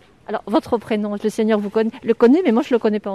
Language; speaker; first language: French; native; French